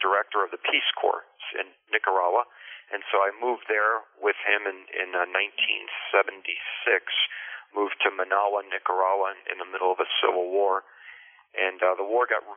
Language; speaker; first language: English; early bilingual, other home language; Spanish